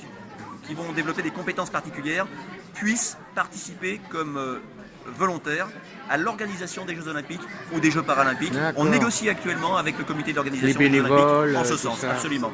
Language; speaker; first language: French; native; French